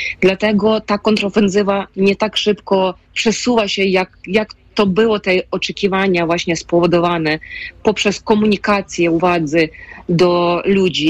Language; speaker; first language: Polish; non-native, fluent; Ukrainian